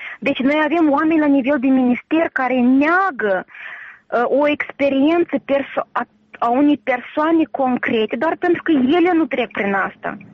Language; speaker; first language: Romanian; native; Romanian